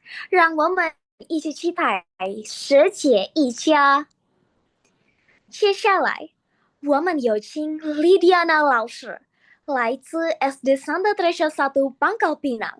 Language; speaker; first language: Chinese; non-native, learner; Indonesian